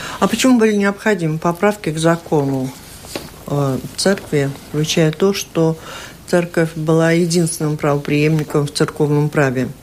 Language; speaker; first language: Russian; native; Russian